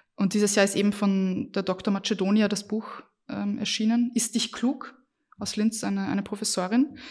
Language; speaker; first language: German; early bilingual, other home language; Bosnian